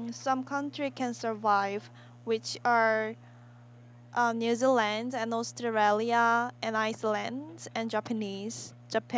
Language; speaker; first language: English; non-native, learner; Korean